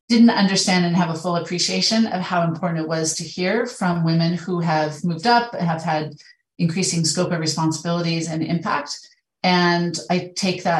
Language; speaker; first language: English; native; English